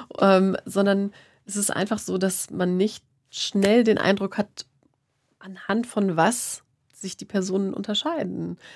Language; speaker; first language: German; native; German